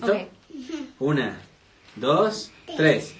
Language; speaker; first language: Spanish; native; Spanish